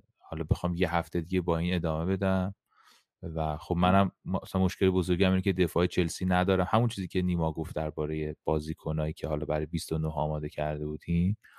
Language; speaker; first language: Persian; native; Persian